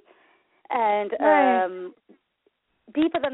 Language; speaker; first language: English; native; English